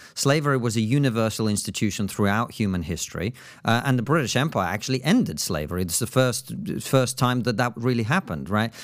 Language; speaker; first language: English; non-native, fluent; Russian